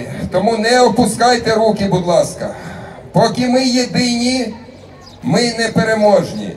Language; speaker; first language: Ukrainian; native; Ukrainian